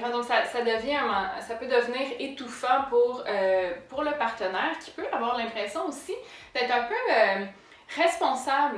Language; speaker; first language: French; native; French